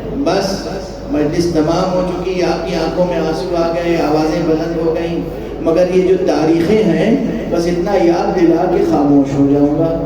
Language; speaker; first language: Urdu; native; Urdu